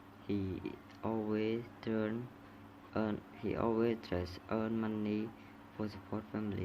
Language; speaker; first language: English; non-native, learner; Khmer